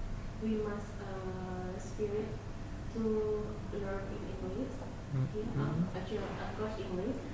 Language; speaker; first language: English; non-native, learner; Indonesian